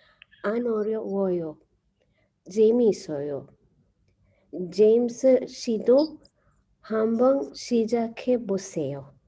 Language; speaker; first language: Korean; non-native, learner; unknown